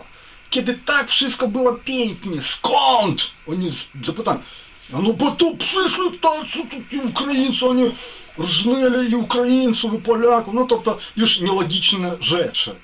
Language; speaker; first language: Polish; non-native, learner; Ukrainian